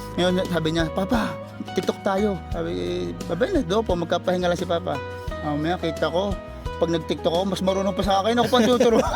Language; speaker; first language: Filipino; native; Filipino